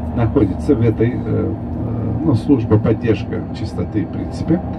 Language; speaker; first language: Russian; non-native, fluent; Turkish